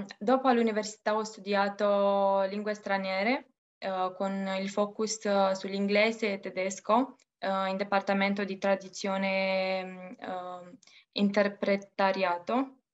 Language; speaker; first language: Italian; non-native, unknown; Romanian